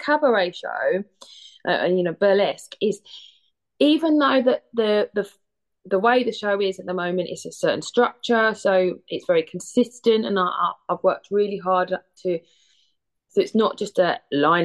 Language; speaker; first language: English; native; English